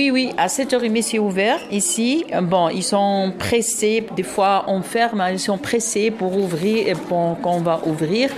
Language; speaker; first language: French; non-native, fluent; Arabic